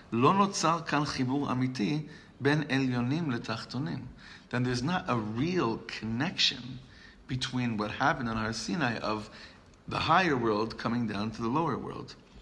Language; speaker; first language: English; native; English